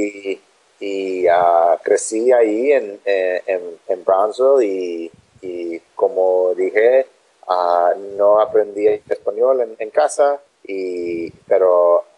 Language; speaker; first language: Spanish; non-native, learner; English